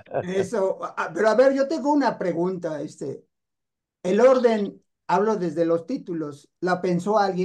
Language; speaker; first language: Spanish; native; Spanish